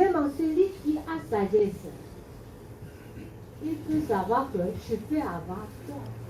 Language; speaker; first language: French; non-native, learner; Korean